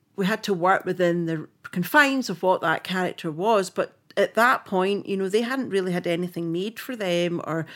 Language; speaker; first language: English; native; English